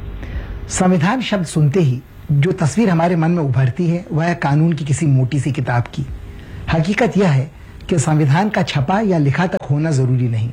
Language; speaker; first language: Hindi; native; Hindi